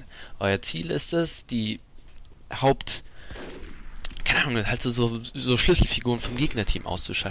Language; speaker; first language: German; native; German